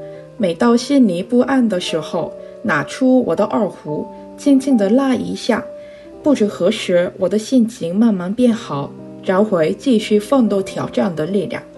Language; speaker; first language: Chinese; non-native, fluent; Korean